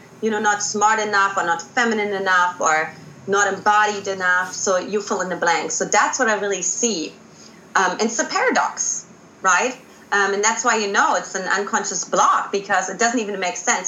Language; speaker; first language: English; non-native, fluent; German